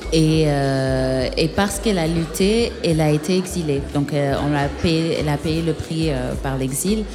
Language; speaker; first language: French; native; French